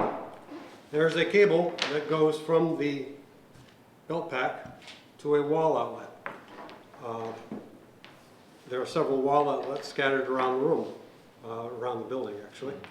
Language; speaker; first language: English; native; English